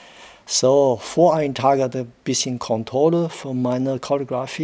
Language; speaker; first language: German; non-native, learner; Chinese